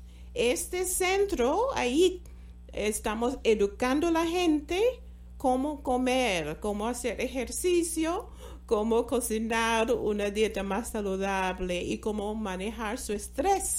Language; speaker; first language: Spanish; non-native, fluent; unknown